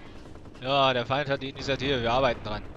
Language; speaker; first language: German; native; German